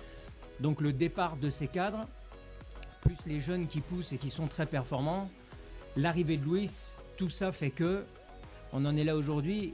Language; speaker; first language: French; native; French